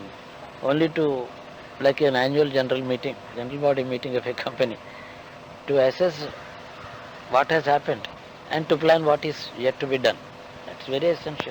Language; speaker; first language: English; non-native, local second language; Telugu